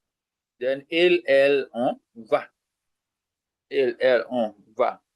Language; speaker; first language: French; non-native, fluent; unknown